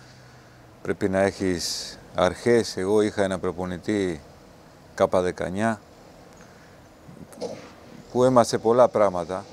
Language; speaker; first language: Greek; non-native, learner; Spanish